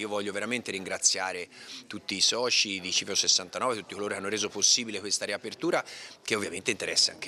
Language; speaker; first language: Italian; native; Italian